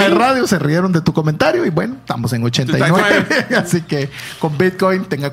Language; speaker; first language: Spanish; native; Spanish